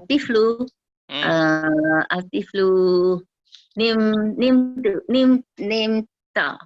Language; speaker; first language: Arabic; non-native, learner; Malay